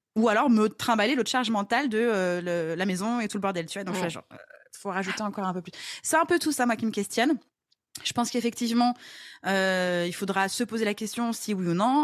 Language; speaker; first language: French; native; French